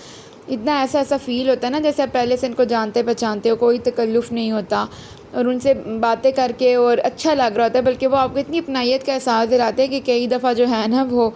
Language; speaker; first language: Urdu; native; Urdu